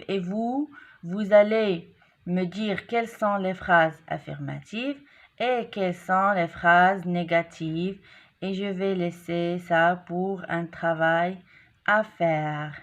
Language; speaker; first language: French; non-native, local second language; Arabic